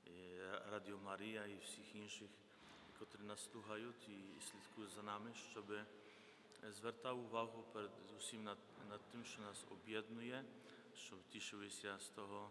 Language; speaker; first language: Ukrainian; non-native, fluent; Polish